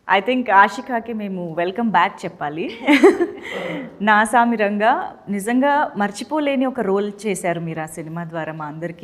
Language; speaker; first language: Telugu; native; Telugu